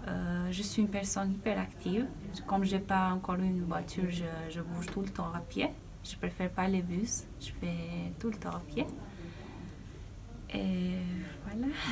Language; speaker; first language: French; non-native, learner; Albanian